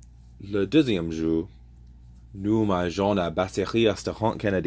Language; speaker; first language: French; non-native, learner; English